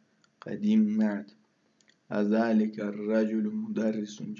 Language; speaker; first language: Arabic; non-native, fluent; Russian